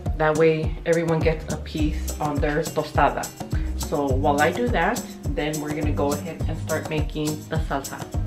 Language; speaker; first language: English; early bilingual, other home language; Spanish